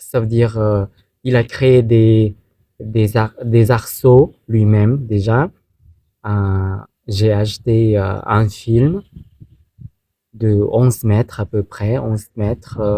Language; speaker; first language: French; non-native, fluent; Thai